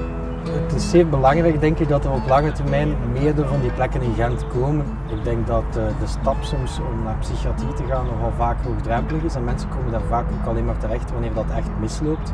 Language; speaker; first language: Dutch; native; Dutch